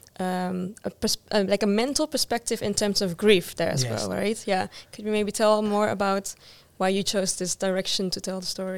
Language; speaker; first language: English; non-native, fluent; Dutch